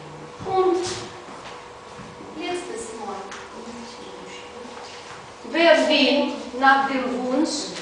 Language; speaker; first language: German; non-native, fluent; Russian